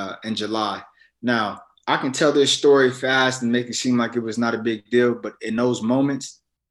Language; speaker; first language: English; native; English